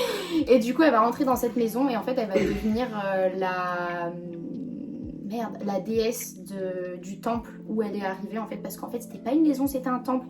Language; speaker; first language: French; native; French